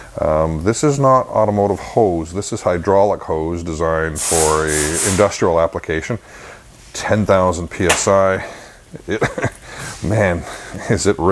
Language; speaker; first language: English; native; English